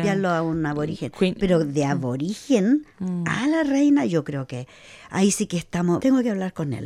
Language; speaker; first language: Spanish; native; Spanish